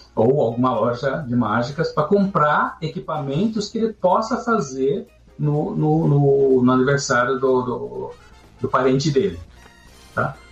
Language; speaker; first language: Portuguese; native; Portuguese